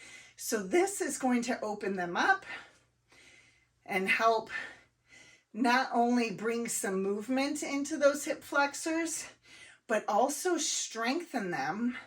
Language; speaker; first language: English; native; English